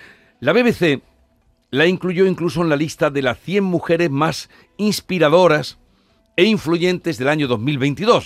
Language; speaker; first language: Spanish; native; Spanish